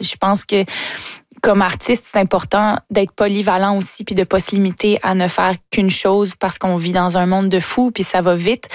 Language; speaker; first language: French; native; French